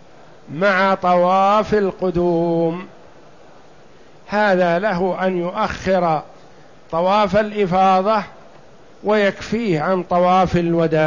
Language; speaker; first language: Arabic; native; Arabic